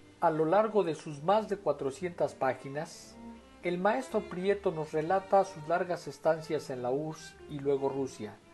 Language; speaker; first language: Spanish; native; Spanish